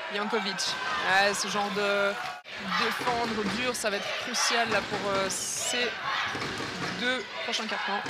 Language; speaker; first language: French; native; French